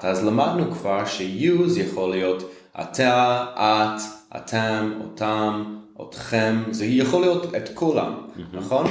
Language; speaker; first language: Hebrew; non-native, fluent; English